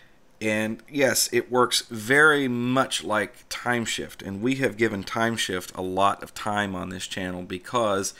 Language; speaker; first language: English; native; English